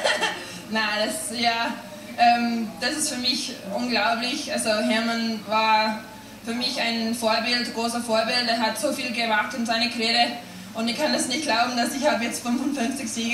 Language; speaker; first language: German; non-native, fluent; English